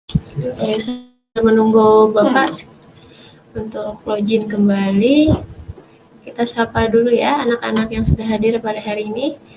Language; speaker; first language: Indonesian; native; Indonesian